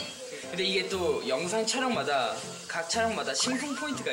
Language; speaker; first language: Korean; native; Korean